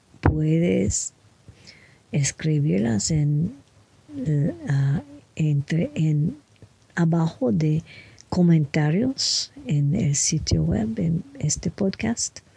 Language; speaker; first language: Spanish; non-native, fluent; French